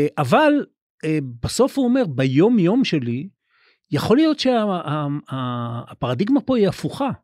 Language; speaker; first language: Hebrew; native; Hebrew